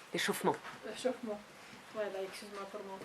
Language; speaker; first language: French; non-native, learner; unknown